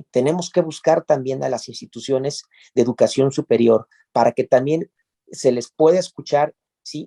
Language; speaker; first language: Spanish; native; Spanish